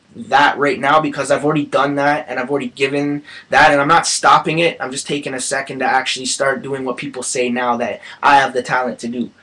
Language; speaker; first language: English; native; English